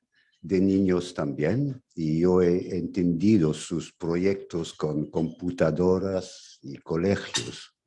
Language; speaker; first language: Spanish; non-native, fluent; English